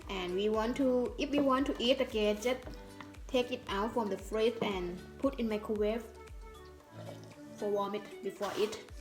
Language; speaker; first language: English; non-native, learner; Thai